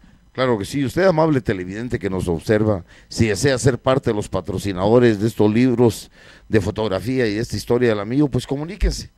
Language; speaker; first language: Spanish; native; Spanish